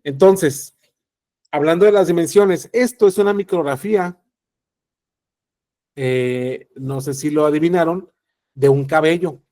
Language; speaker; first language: Spanish; native; Spanish